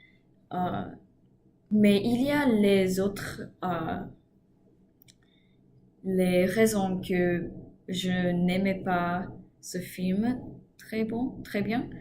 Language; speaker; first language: French; non-native, learner; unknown